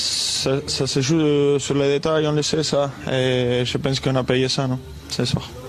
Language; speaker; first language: French; non-native, fluent; Spanish